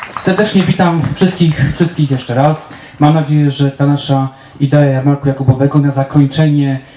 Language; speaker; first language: Polish; native; Polish